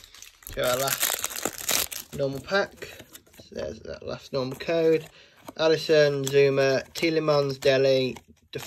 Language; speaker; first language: English; native; English